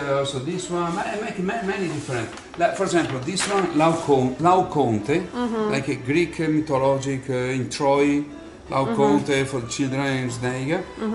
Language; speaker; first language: English; non-native, learner; Italian